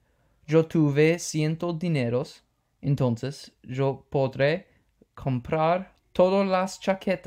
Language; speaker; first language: Spanish; non-native, learner; English